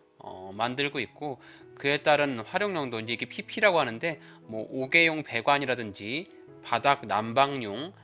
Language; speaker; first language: Korean; native; Korean